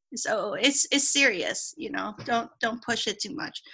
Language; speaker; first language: English; non-native, local second language; Cantonese